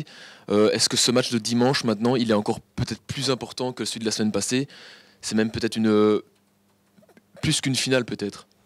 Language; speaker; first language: French; native; French